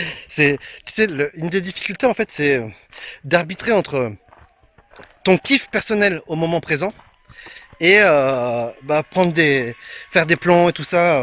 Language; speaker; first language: French; native; French